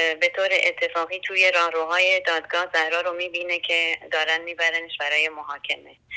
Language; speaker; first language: Persian; non-native, local second language; Central Kurdish